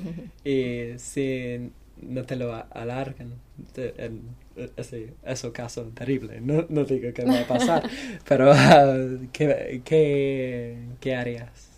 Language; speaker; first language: Spanish; non-native, learner; English